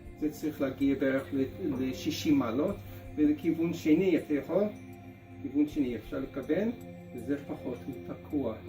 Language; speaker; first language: Hebrew; non-native, fluent; English